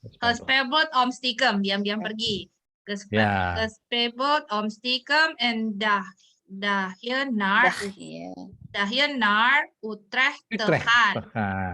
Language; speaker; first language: Dutch; non-native, learner; Indonesian